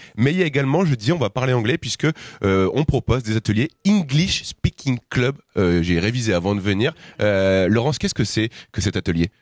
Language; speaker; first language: French; native; French